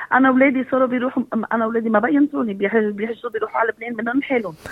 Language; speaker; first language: Arabic; early bilingual, heritage; Arabic